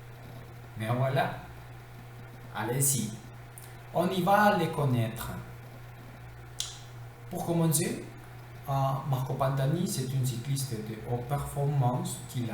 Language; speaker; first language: French; non-native, learner; Spanish